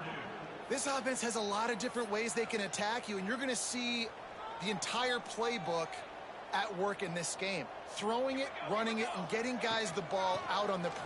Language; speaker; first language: English; native; English